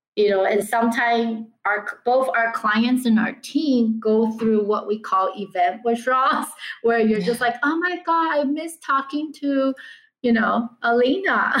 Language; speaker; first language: English; early bilingual, other home language; Chinese